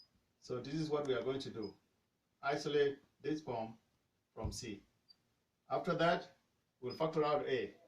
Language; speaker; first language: English; non-native, fluent; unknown